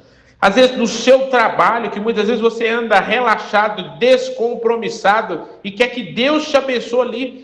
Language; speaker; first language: Portuguese; native; Portuguese